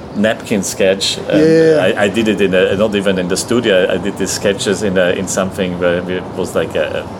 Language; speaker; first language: English; non-native, fluent; German